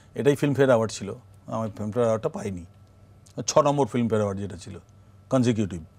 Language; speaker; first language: Bangla; native; Bangla